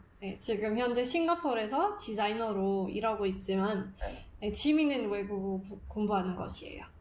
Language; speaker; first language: Korean; non-native, fluent; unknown